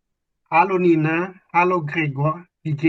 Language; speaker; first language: German; non-native, fluent; Indonesian